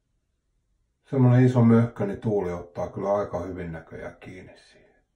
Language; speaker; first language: Finnish; native; Finnish